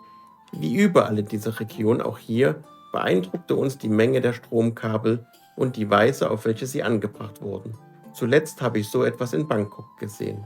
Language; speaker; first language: German; native; German